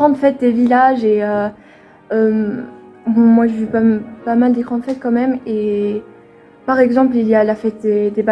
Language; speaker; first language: French; non-native, fluent; Swedish